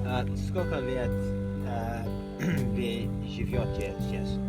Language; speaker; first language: Russian; non-native, learner; English